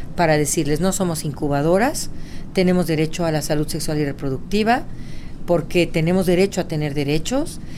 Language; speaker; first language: Spanish; native; Spanish